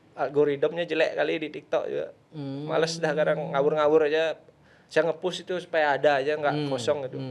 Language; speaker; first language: Indonesian; non-native, local second language; Balinese